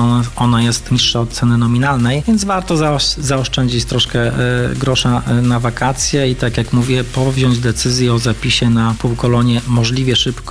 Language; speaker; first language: Polish; native; Polish